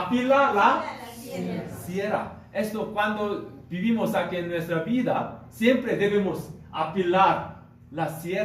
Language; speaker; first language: Spanish; non-native, learner; Korean